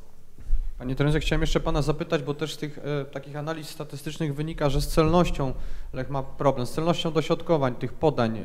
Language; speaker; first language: Polish; native; Polish